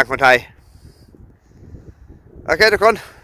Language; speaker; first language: Thai; non-native, learner; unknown